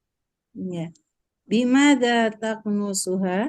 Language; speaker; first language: Arabic; non-native, learner; Indonesian